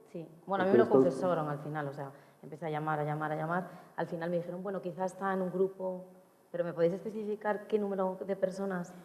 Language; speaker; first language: Spanish; native; Spanish